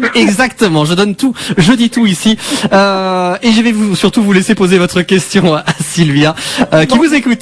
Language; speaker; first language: French; native; French